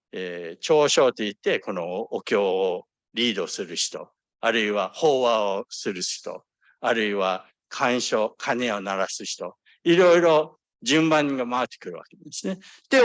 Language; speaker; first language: Japanese; early bilingual, other home language; English